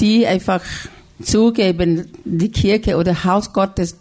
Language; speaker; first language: German; non-native, learner; Thai